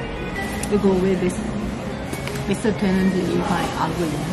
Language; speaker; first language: Korean; non-native, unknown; Indonesian